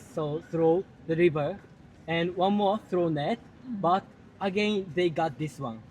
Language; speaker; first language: English; non-native, learner; Japanese